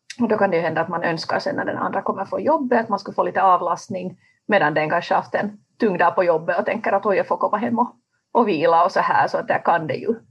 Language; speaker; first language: Swedish; native; Swedish